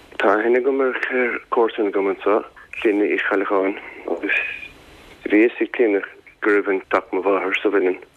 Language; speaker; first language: Irish; native; Irish